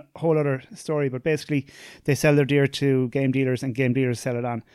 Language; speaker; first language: English; native; English